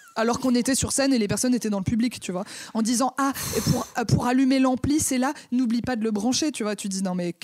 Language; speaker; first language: French; native; French